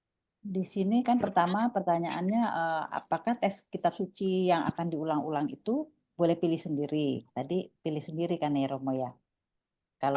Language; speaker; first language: Indonesian; native; Indonesian